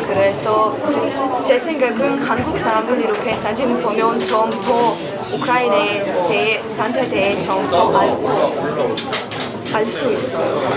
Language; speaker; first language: Korean; non-native, learner; Ukrainian